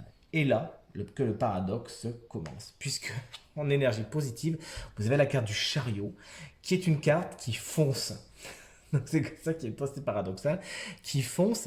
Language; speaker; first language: French; native; French